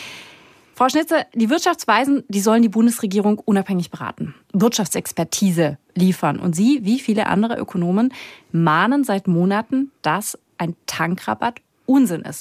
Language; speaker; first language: German; native; German